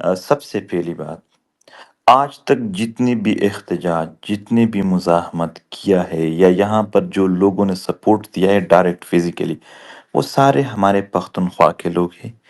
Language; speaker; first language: Urdu; non-native, local second language; Pashto